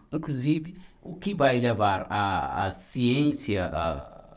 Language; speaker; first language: Portuguese; non-native, fluent; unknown